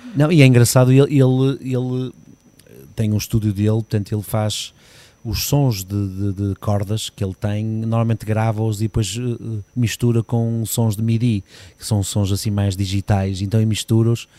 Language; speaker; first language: Portuguese; native; Portuguese